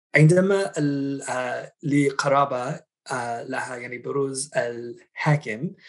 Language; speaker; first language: Arabic; non-native, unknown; English